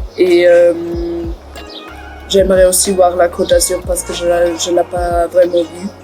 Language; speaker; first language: French; non-native, learner; German